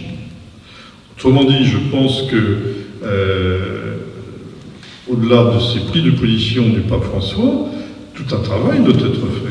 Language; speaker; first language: French; native; French